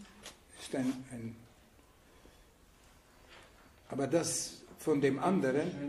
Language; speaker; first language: German; non-native, fluent; Hungarian